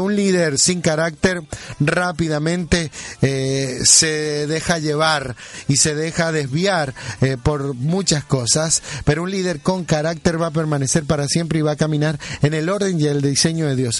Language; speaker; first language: Spanish; native; Spanish